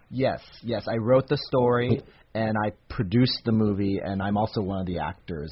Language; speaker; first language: English; native; English